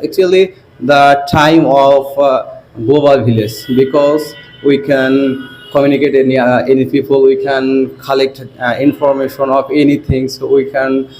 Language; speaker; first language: English; non-native, learner; Bangla